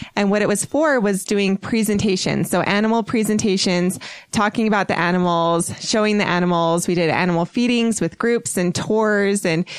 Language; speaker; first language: English; native; English